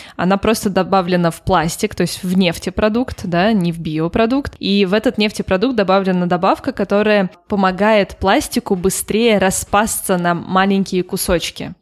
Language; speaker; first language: Russian; native; Russian